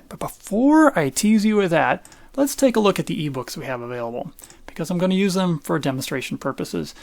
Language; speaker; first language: English; native; English